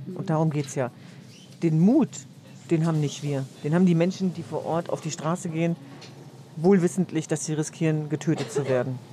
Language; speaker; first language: German; native; German